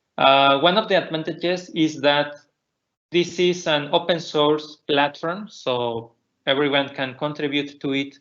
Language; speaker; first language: English; non-native, fluent; Spanish